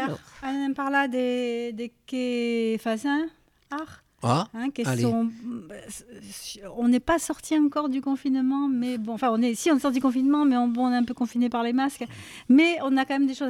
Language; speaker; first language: French; native; French